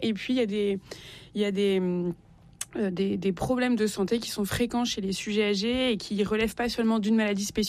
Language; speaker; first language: French; native; French